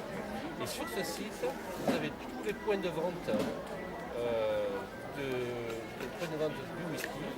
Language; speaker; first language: French; native; French